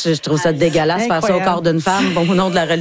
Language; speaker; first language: French; native; French